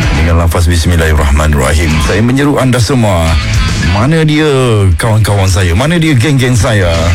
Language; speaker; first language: Malay; native; Malay